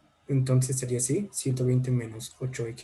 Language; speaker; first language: Spanish; native; Spanish